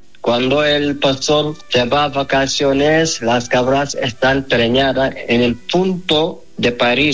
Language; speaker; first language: Spanish; non-native, learner; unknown